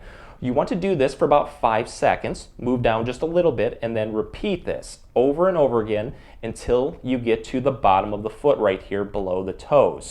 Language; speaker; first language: English; native; English